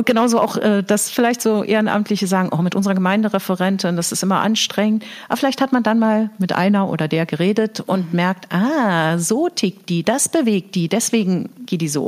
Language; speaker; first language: German; native; German